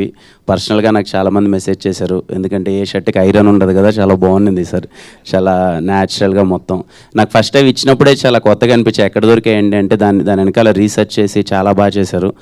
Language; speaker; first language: Telugu; native; Telugu